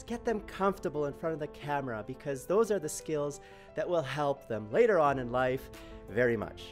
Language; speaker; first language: English; native; English